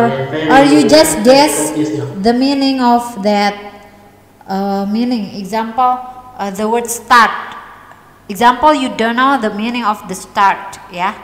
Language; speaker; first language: English; non-native, learner; Indonesian